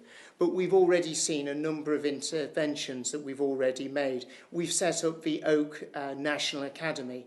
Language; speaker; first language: English; native; English